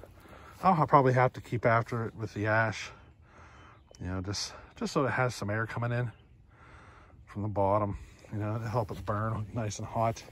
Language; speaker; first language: English; native; English